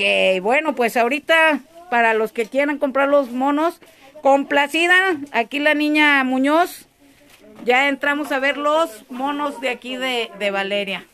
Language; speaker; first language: Spanish; native; Spanish